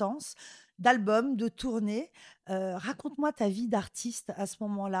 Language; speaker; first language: French; native; French